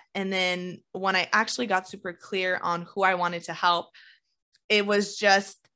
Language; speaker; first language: English; native; English